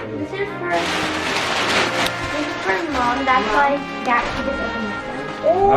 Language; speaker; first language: English; early bilingual, other home language; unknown